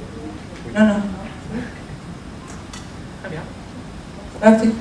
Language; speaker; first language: French; non-native, learner; Spanish